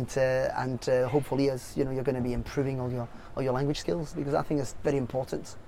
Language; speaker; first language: English; non-native, fluent; French